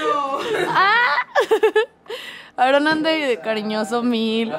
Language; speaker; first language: Spanish; native; Spanish